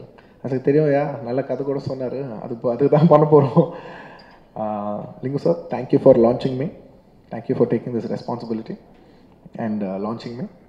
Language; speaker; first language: Tamil; non-native, local second language; Telugu